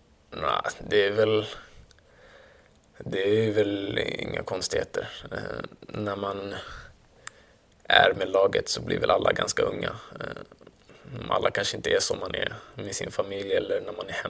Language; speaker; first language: Swedish; early bilingual, other home language; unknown